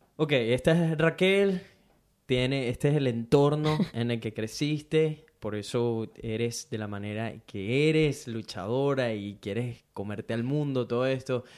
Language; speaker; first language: Spanish; native; Spanish